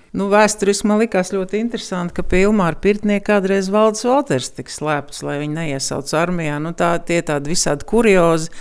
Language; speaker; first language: Latvian; native; Latvian